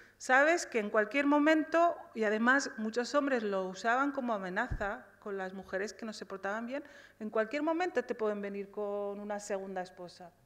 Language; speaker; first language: Spanish; early bilingual, other home language; Riffian